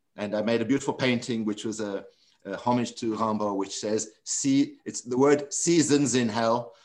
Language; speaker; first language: English; non-native, local second language; Afrikaans